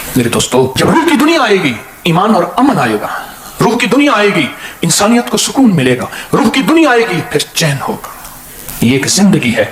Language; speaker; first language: Urdu; non-native, local second language; Punjabi